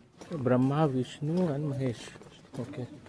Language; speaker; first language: English; early bilingual, heritage; Bangla